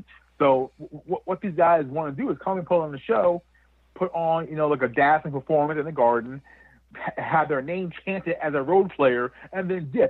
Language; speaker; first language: English; native; English